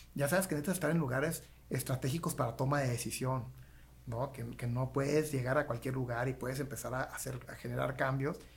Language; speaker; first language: Spanish; native; Spanish